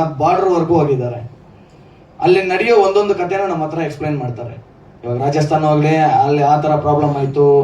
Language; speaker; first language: Kannada; non-native, local second language; Lambadi